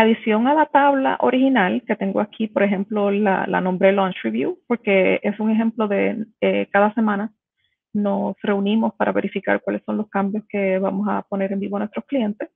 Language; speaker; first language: Spanish; native; Spanish